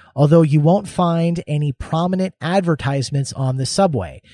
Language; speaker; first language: English; native; English